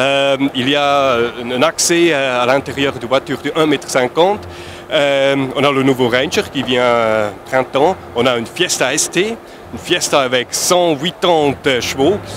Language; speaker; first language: French; non-native, fluent; German